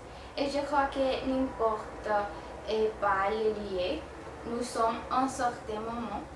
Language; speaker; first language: French; non-native, learner; Spanish